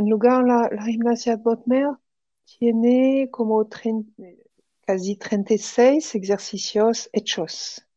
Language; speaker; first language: Spanish; non-native, fluent; French